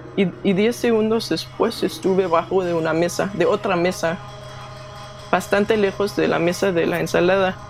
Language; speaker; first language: Spanish; non-native, fluent; Danish